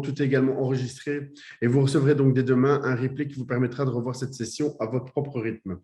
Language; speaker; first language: French; native; French